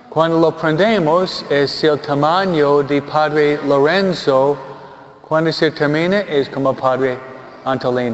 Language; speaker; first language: Spanish; non-native, fluent; English